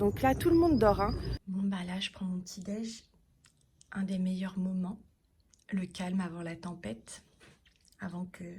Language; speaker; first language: French; native; French